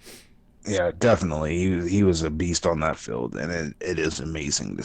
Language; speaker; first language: English; native; English